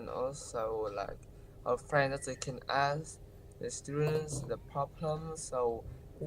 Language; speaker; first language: English; non-native, learner; Vietnamese